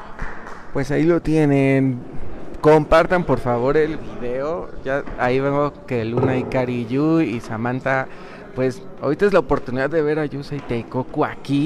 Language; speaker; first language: Spanish; native; Spanish